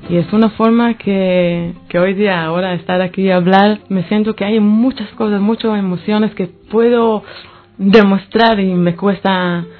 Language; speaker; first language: Spanish; non-native, fluent; Hebrew